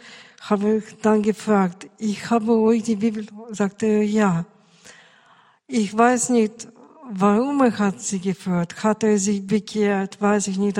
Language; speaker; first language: German; non-native, local second language; Russian